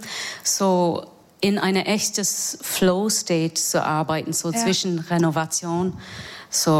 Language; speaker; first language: German; non-native, fluent; English